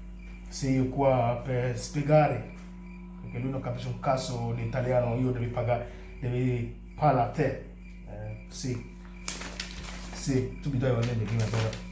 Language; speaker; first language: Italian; non-native, learner; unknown